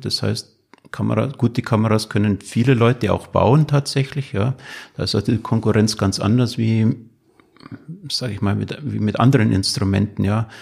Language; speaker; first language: German; native; German